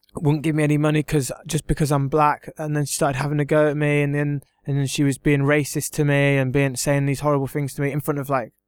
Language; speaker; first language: English; native; English